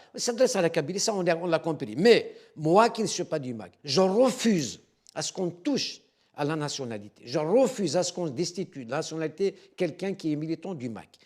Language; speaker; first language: French; non-native, local second language; Kabyle